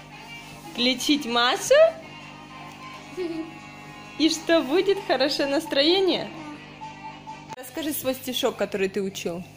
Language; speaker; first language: Russian; native; Russian